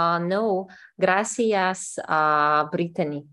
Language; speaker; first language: Spanish; non-native, learner; English